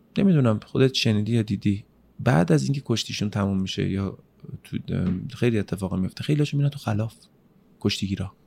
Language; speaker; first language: Persian; native; Persian